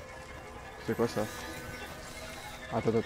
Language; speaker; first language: French; native; French